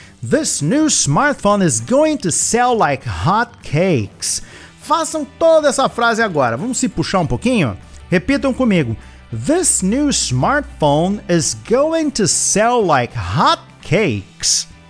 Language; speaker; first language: English; non-native, fluent; Portuguese